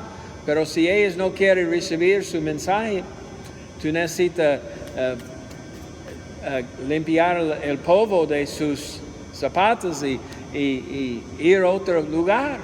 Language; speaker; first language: Spanish; non-native, learner; English